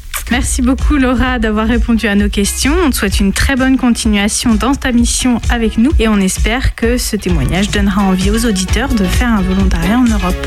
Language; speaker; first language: French; native; French